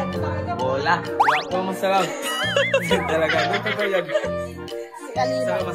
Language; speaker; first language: Filipino; non-native, learner; Spanish